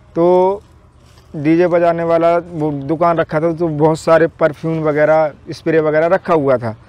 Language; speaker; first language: Hindi; native; Hindi